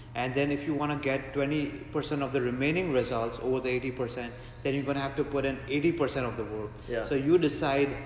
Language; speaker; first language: English; non-native, local second language; Gujarati